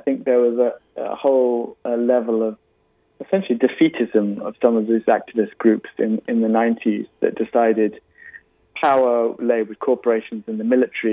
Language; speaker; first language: English; native; English